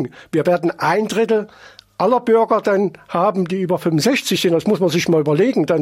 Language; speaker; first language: German; native; German